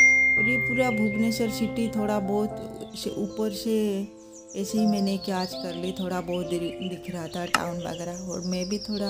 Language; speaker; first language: Hindi; non-native, local second language; Odia